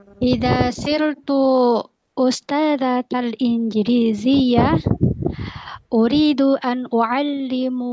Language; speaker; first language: Arabic; non-native, learner; Indonesian